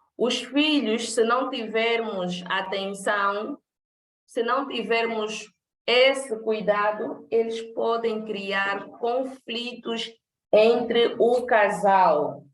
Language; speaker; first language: Portuguese; native; Portuguese